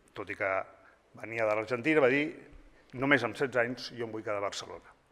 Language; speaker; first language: Catalan; native; Catalan